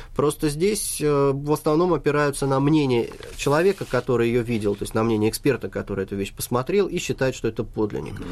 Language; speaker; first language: Russian; native; Russian